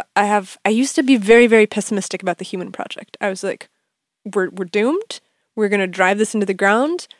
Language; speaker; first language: English; native; English